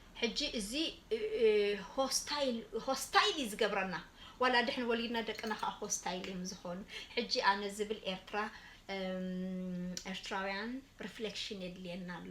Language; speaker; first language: Tigrinya; early bilingual, heritage; Tigrinya